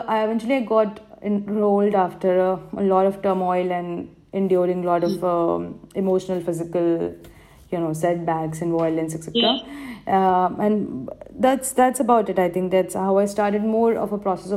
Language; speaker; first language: English; non-native, local second language; Hindi